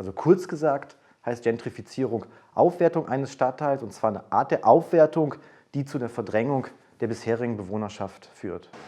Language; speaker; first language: German; native; German